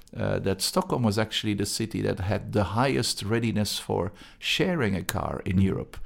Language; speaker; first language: English; non-native, fluent; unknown